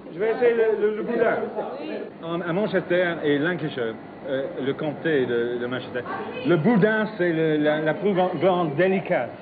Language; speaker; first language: French; non-native, fluent; English